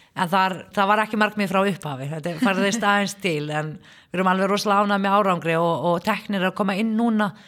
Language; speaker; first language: Icelandic; non-native, fluent; Arabic